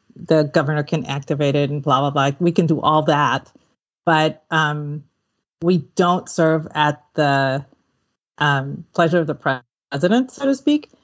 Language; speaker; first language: English; early bilingual, other home language; Spanish